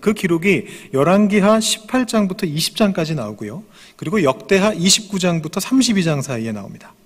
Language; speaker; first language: Korean; native; Korean